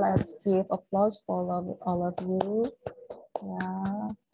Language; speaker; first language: English; non-native, fluent; Indonesian